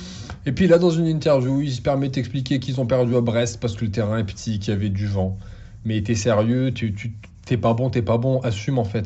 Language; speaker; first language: French; native; French